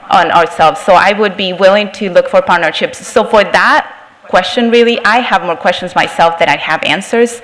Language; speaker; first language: English; non-native, fluent; Spanish